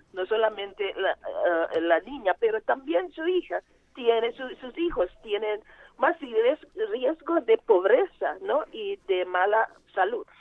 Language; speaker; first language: Spanish; non-native, fluent; Portuguese